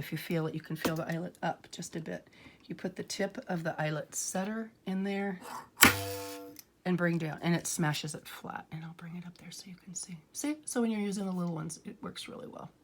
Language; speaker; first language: English; native; English